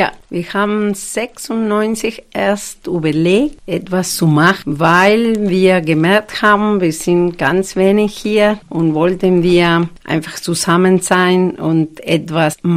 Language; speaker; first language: German; non-native, fluent; Spanish